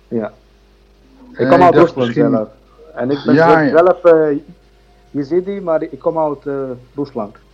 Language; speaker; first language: Dutch; non-native, learner; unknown